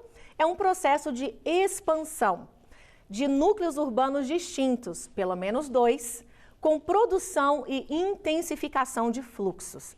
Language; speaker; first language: Portuguese; native; Portuguese